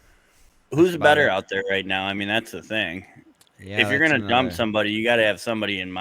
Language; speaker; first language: English; native; English